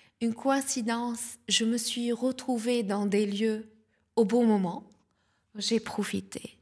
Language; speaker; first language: French; non-native, local second language; Arabic